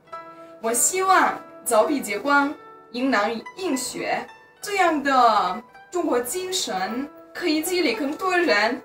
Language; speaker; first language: Chinese; non-native, fluent; Romanian